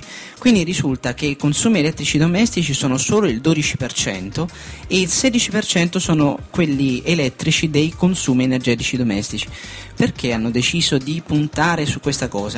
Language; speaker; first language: Italian; native; Italian